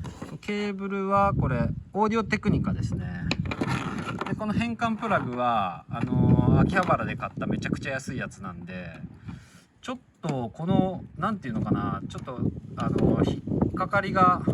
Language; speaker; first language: Japanese; native; Japanese